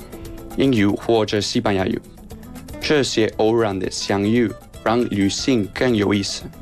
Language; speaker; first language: Chinese; non-native, fluent; Spanish